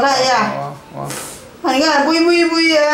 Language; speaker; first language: Chinese; native; Chinese